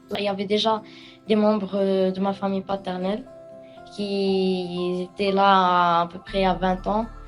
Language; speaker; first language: French; non-native, local second language; Arabic